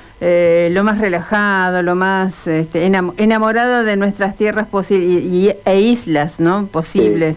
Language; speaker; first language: Spanish; native; Spanish